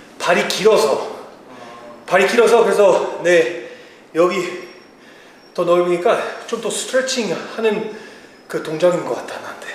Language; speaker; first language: Korean; early bilingual, heritage; Korean